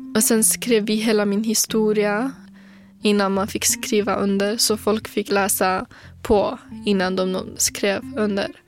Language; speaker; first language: Swedish; non-native, fluent; Kurdish